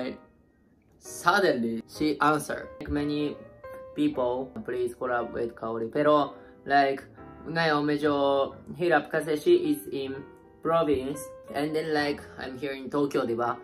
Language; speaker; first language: English; non-native, learner; Japanese